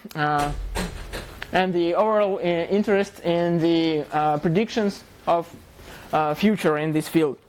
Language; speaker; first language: English; non-native, fluent; Russian